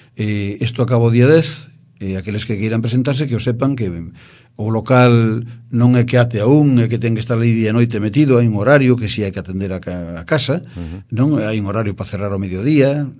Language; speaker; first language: Galician; native; Galician